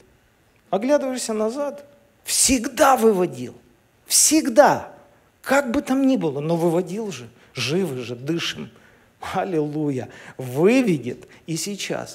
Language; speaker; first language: Russian; native; Russian